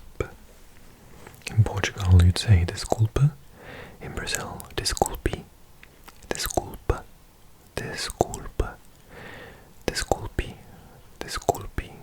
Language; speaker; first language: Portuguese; non-native, learner; English